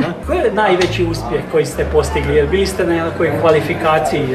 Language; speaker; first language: Serbian; native; Serbian